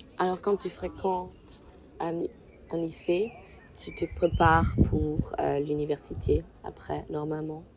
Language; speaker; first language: French; non-native, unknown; German